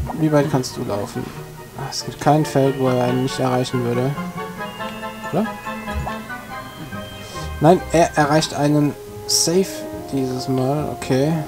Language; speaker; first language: German; native; German